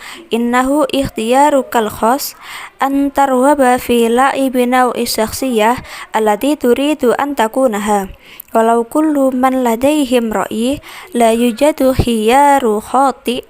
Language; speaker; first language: Arabic; non-native, learner; Indonesian